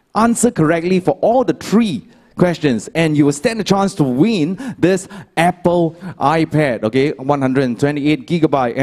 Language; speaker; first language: English; non-native, local second language; Chinese